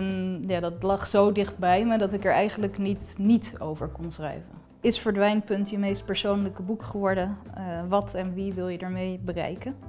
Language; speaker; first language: Dutch; native; Dutch